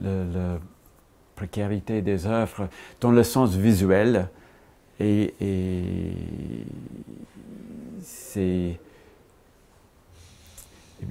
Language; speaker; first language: French; non-native, fluent; English